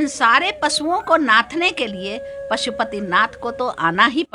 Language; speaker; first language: Hindi; native; Hindi